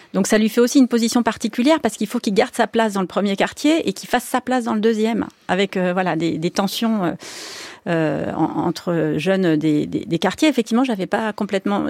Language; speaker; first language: French; native; French